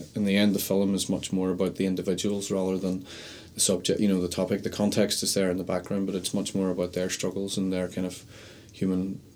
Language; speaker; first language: English; native; English